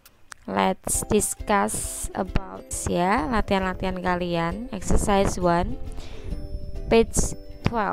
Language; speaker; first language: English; non-native, fluent; Indonesian